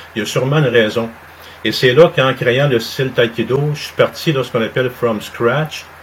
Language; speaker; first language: French; native; French